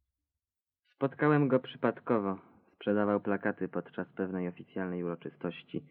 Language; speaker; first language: Polish; native; Polish